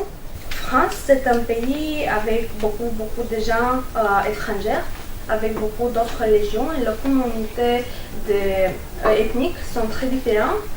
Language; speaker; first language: French; non-native, fluent; Romanian